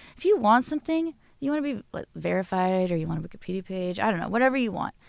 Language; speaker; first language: English; native; English